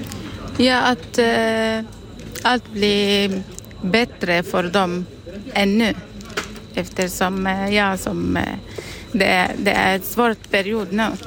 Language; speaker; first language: Swedish; non-native, learner; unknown